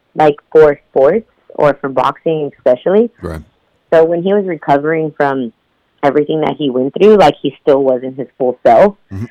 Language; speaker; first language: English; native; English